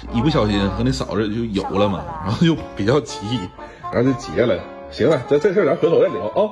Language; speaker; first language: Chinese; native; Chinese